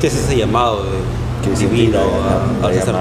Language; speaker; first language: Spanish; native; Spanish